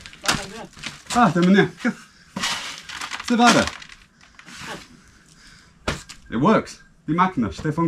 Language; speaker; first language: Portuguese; non-native, learner; English